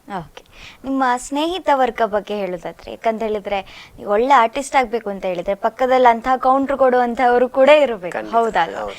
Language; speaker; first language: Kannada; native; Kannada